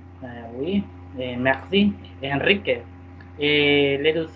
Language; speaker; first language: French; non-native, learner; Spanish